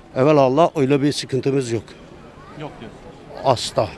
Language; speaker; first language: Turkish; native; Turkish